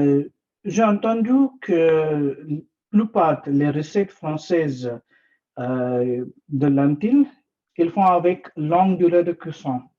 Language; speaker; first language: French; non-native, learner; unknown